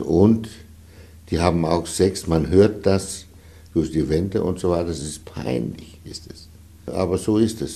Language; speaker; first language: German; non-native, fluent; Danish